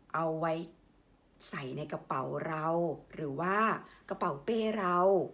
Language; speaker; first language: Thai; native; Thai